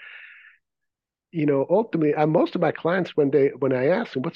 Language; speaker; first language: English; non-native, fluent; Swiss German